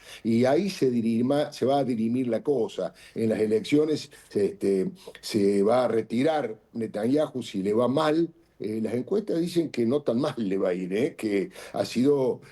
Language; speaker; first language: Spanish; native; Spanish